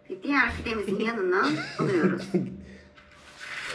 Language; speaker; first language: Turkish; native; Turkish